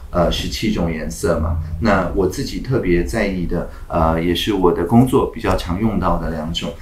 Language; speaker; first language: Chinese; native; Chinese